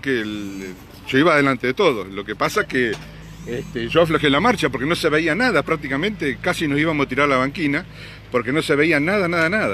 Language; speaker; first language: Spanish; native; Spanish